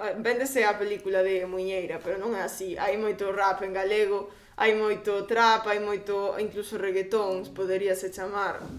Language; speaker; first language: Galician; non-native, local second language; Spanish